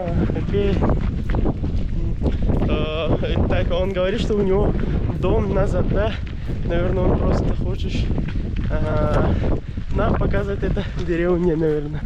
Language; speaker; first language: Russian; non-native, learner; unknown